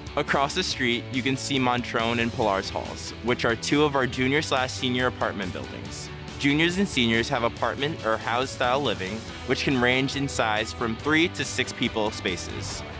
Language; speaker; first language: English; native; English